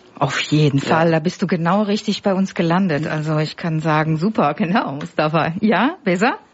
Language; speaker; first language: German; native; German